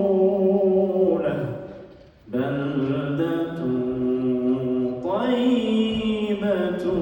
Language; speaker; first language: Arabic; native; Arabic